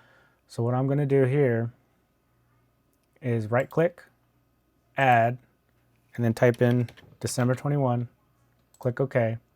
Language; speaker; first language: English; native; English